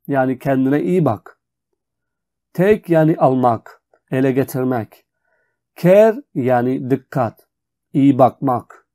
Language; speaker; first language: Turkish; non-native, fluent; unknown